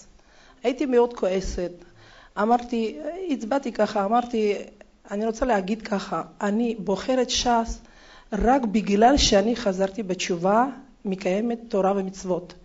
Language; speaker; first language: Hebrew; non-native, fluent; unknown